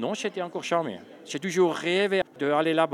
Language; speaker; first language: French; non-native, local second language; Swiss German